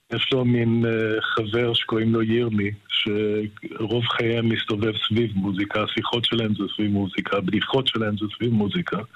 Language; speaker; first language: Hebrew; non-native, fluent; English